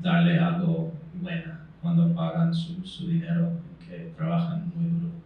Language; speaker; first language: Spanish; non-native, fluent; English